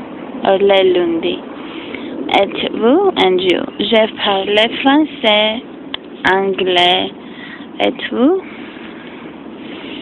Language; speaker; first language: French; non-native, fluent; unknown